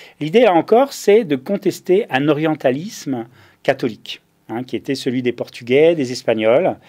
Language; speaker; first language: French; native; French